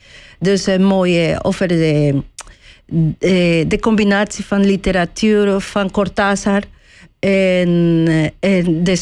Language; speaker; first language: Dutch; non-native, learner; Spanish